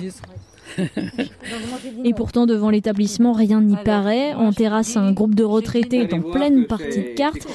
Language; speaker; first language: French; native; French